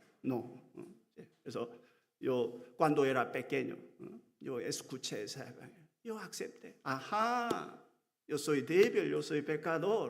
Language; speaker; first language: Spanish; non-native, learner; Korean